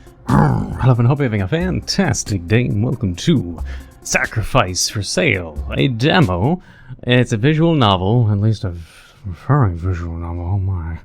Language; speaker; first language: English; native; English